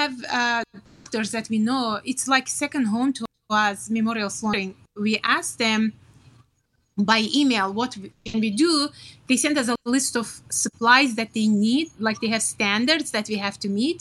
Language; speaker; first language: English; non-native, fluent; Turkish